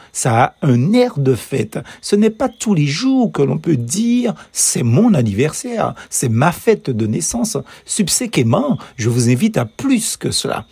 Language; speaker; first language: French; native; French